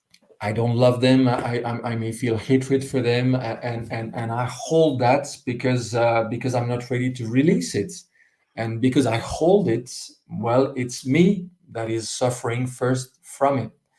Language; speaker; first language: English; non-native, fluent; French